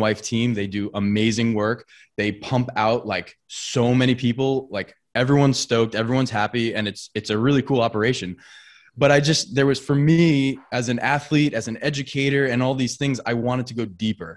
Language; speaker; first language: English; native; English